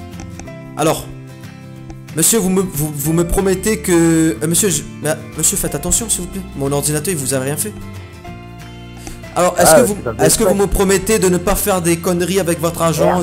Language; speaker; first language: French; native; French